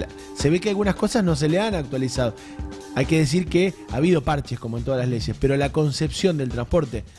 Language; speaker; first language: Spanish; native; Spanish